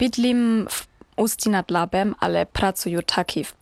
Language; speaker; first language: Czech; non-native, learner; German